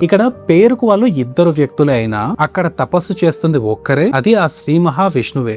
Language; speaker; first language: Telugu; native; Telugu